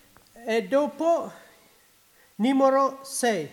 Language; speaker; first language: Italian; non-native, learner; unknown